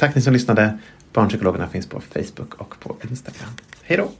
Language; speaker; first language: Swedish; native; Swedish